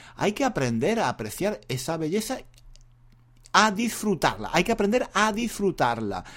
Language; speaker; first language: Spanish; native; Spanish